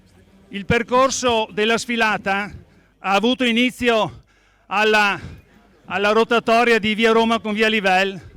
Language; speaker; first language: Italian; native; Italian